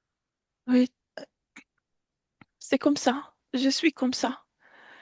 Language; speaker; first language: French; non-native, fluent; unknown